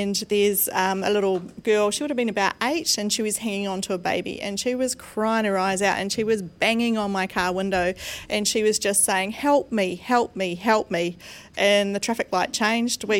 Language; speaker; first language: English; native; English